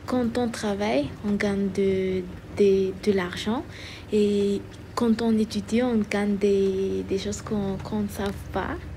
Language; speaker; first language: French; non-native, local second language; Malagasy